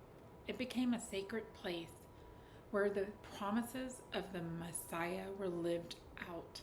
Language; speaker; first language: English; native; English